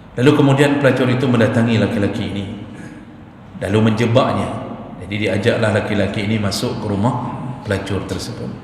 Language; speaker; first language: Malay; non-native, local second language; Achinese